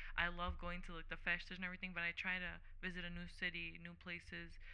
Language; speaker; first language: English; early bilingual, other home language; Portuguese